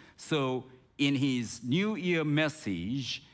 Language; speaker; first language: English; non-native, fluent; Korean